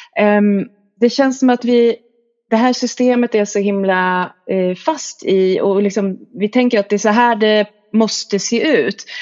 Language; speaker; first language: Swedish; native; Swedish